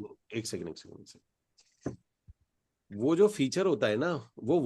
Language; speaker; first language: Hindi; native; Hindi